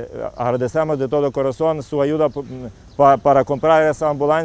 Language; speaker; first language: Spanish; non-native, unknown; Ukrainian